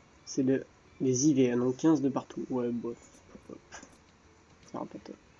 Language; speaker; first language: French; native; French